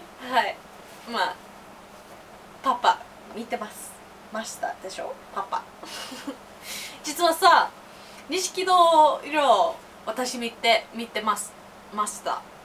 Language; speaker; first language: Japanese; non-native, learner; English